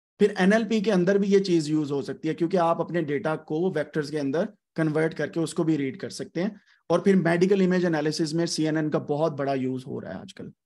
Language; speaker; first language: Urdu; non-native, local second language; Punjabi